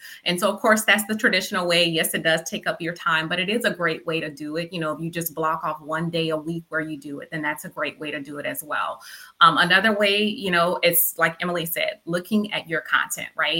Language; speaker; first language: English; native; English